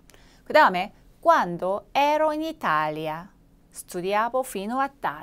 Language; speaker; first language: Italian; non-native, fluent; Korean